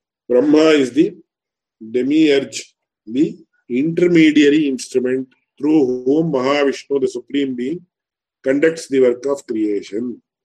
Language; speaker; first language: English; non-native, local second language; Tamil